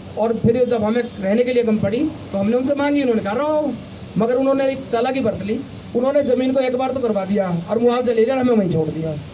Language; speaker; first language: Hindi; native; Hindi